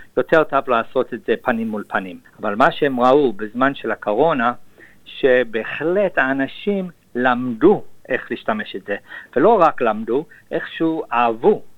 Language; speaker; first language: Hebrew; non-native, fluent; English